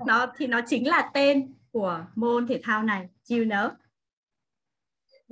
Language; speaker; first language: Vietnamese; native; Vietnamese